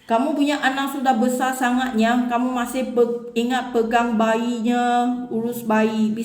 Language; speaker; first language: Indonesian; non-native, learner; Filipino